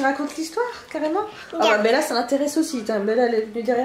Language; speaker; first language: French; native; French